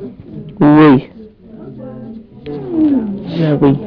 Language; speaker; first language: French; non-native, learner; English